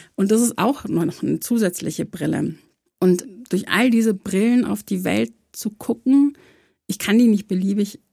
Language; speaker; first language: German; early bilingual, other home language; Croatian